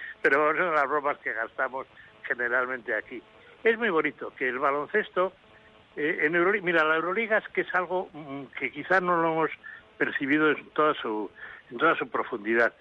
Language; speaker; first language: Spanish; native; Spanish